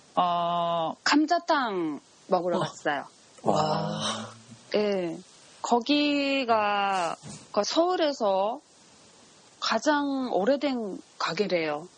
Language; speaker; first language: Korean; non-native, learner; Japanese